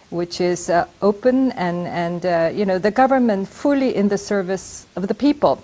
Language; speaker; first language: English; non-native, fluent; Korean